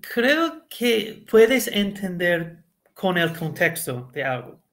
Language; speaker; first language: Spanish; non-native, learner; English